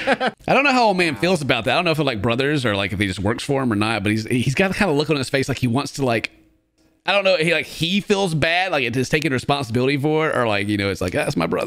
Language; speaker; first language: English; native; English